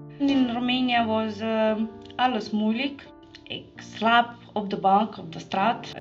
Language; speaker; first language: Dutch; non-native, learner; Romanian